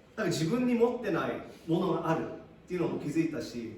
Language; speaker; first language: Japanese; early bilingual, heritage; Japanese